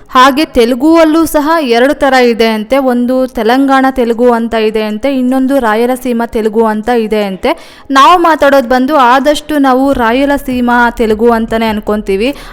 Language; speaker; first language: Kannada; non-native, local second language; Telugu